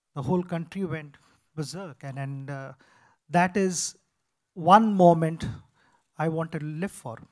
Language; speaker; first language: English; non-native, local second language; Marathi